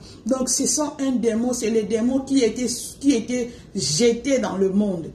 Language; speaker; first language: French; non-native, local second language; Lingala